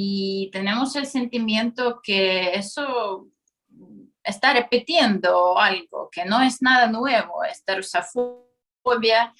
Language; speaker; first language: Spanish; non-native, fluent; Russian